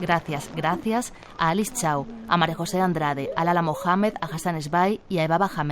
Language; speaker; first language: Spanish; native; Spanish